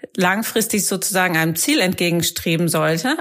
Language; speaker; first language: German; native; German